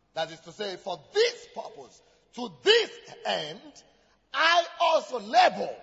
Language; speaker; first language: English; non-native, local second language; Yoruba